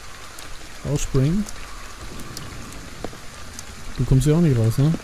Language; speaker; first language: German; native; German